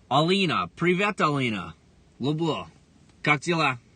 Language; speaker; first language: Russian; non-native, learner; English